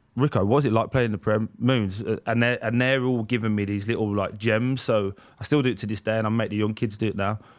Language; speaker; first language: English; native; English